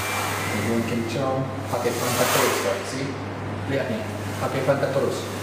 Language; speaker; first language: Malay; non-native, fluent; English